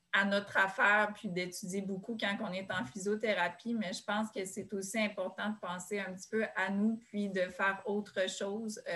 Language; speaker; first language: French; native; French